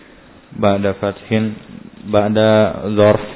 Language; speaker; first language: Arabic; non-native, learner; Indonesian